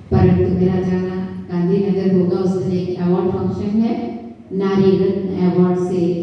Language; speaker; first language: Hindi; non-native, local second language; Gujarati